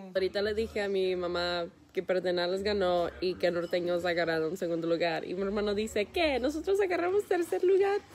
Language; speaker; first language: Spanish; early bilingual, heritage; Spanish